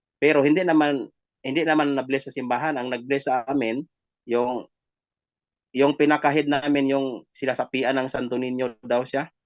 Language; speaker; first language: Filipino; non-native, local second language; Hiligaynon